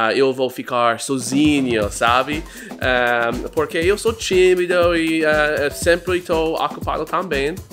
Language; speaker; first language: Portuguese; non-native, learner; English